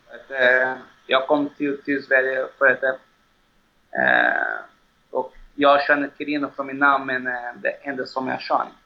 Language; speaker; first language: Swedish; non-native, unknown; Portuguese